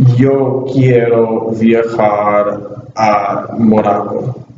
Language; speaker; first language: Spanish; non-native, learner; English